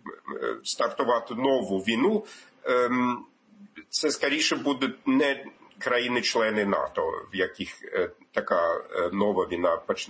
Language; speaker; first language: Ukrainian; non-native, fluent; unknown